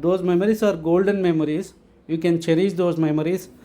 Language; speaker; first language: English; non-native, local second language; Telugu